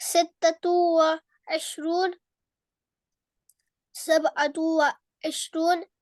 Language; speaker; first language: Arabic; non-native, learner; Urdu